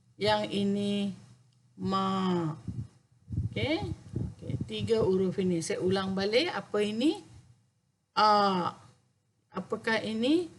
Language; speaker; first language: Malay; non-native, local second language; Tamil